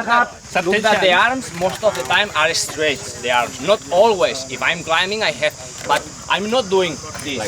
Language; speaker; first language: English; non-native, fluent; Spanish